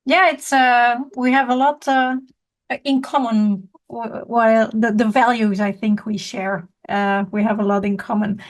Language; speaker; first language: English; non-native, fluent; Dutch